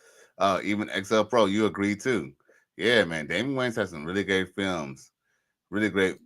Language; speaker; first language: English; native; English